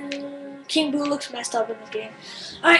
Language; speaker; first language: English; native; English